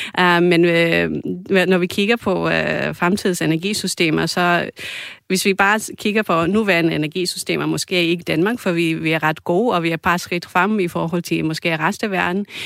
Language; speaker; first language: Danish; non-native, fluent; Croatian